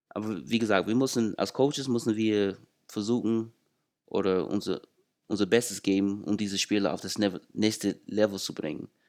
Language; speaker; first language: German; non-native, fluent; English